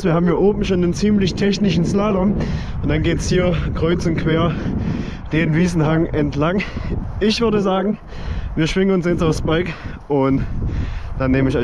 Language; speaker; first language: German; native; German